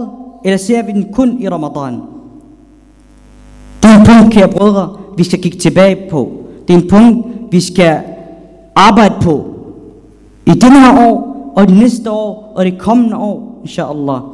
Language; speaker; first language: Danish; non-native, fluent; Arabic